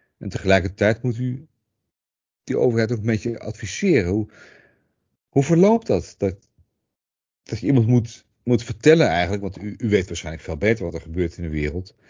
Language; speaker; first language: Dutch; native; Dutch